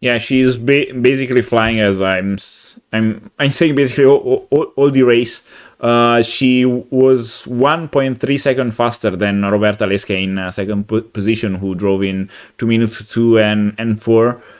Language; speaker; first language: English; non-native, fluent; Italian